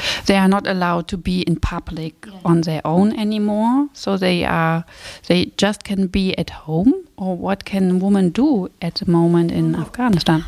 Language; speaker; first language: English; non-native, fluent; German